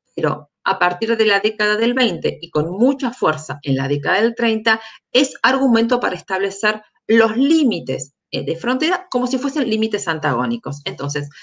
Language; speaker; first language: Spanish; native; Spanish